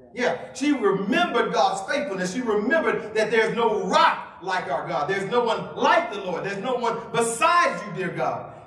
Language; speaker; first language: English; native; English